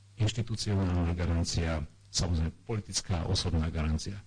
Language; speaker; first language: Slovak; non-native, local second language; Hungarian